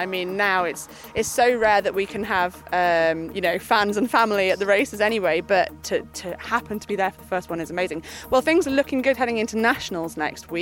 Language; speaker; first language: English; native; English